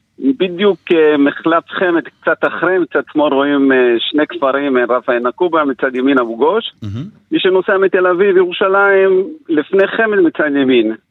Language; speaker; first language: Hebrew; non-native, local second language; Arabic